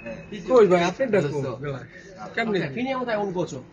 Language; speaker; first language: Italian; non-native, learner; Bangla